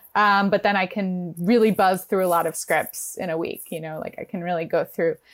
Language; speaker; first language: English; native; English